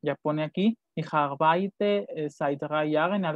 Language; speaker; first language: German; non-native, fluent; Spanish